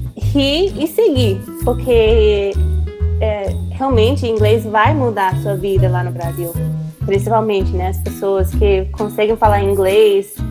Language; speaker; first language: Portuguese; non-native, fluent; English